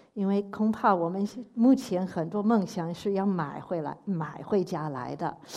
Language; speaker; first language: Chinese; non-native, fluent; English